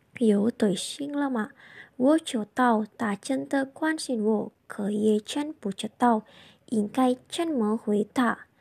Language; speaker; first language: Chinese; non-native, learner; Indonesian